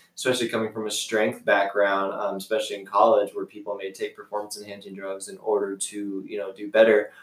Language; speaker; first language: English; native; English